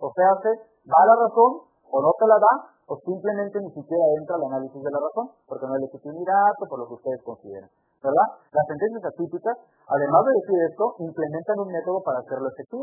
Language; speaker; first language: Spanish; native; Spanish